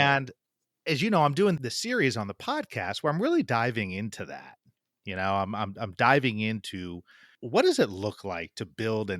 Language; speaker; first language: English; native; English